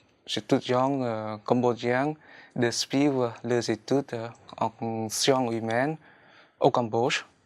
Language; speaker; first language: French; non-native, fluent; Khmer